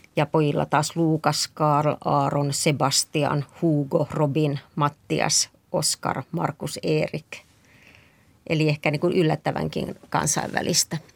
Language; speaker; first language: Finnish; native; Finnish